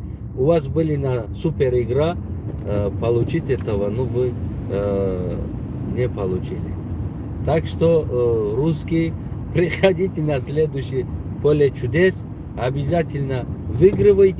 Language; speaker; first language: Russian; non-native, local second language; Tajik